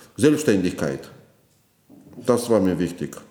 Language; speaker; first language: German; non-native, fluent; Russian